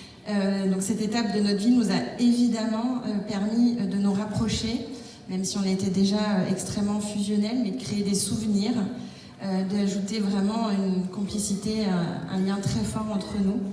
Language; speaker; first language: French; native; French